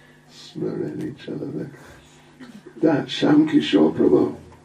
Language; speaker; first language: Russian; non-native, learner; English